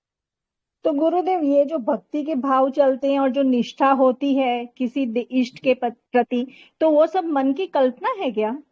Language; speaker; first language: Hindi; native; Hindi